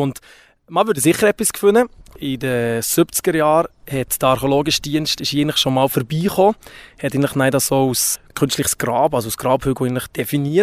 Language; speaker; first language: German; native; German